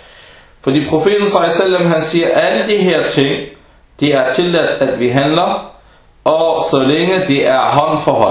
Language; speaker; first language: Danish; non-native, fluent; Arabic